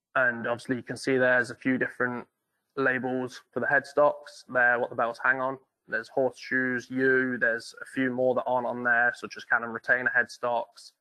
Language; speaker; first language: English; native; English